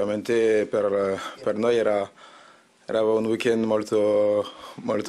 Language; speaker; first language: Italian; non-native, fluent; French